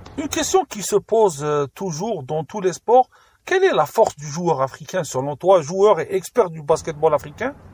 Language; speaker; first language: French; non-native, local second language; Arabic